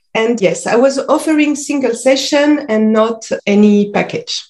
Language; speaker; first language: English; non-native, fluent; French